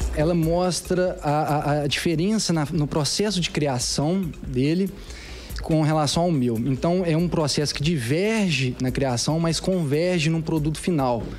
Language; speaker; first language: Portuguese; native; Portuguese